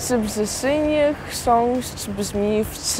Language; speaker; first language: Polish; non-native, learner; Ukrainian